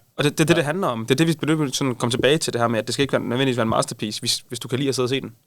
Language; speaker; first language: Danish; native; Danish